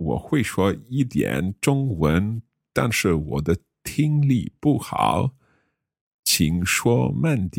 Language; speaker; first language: Chinese; non-native, learner; English